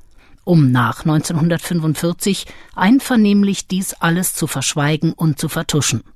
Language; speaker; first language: German; native; German